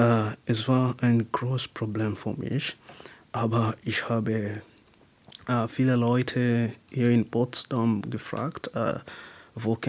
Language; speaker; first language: German; non-native, learner; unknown